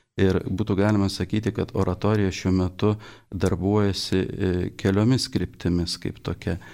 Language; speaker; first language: Lithuanian; native; Lithuanian